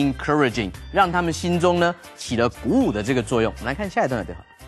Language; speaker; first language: Chinese; native; Chinese